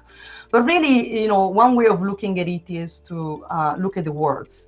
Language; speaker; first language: English; non-native, fluent; Italian